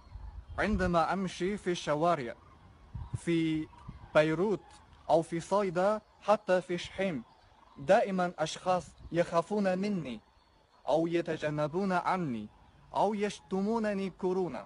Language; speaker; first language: Arabic; non-native, fluent; Chinese